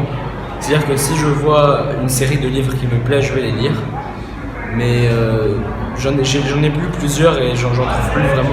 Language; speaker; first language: French; native; French